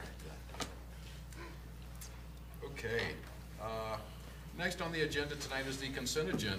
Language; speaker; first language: English; native; English